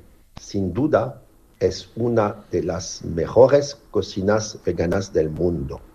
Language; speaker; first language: Spanish; non-native, fluent; French